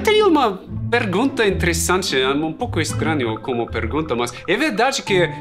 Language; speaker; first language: Portuguese; non-native, learner; German